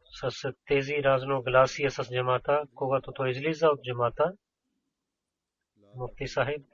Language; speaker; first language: Bulgarian; non-native, learner; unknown